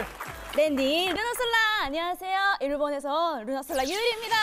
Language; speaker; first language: Korean; non-native, fluent; Japanese